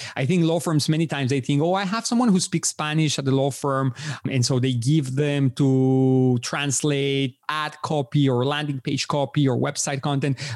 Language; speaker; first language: English; non-native, fluent; Spanish